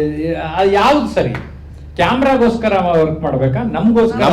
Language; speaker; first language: Kannada; native; Kannada